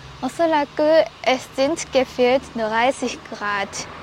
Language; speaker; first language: German; non-native, fluent; Japanese